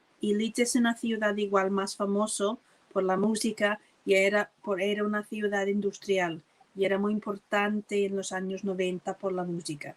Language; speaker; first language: Spanish; non-native, fluent; English